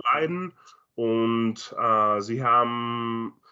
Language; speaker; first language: German; non-native, learner; Spanish